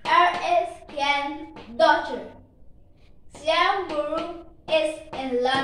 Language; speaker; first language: German; non-native, learner; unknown